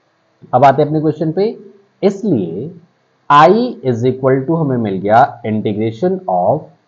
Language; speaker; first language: Hindi; native; Hindi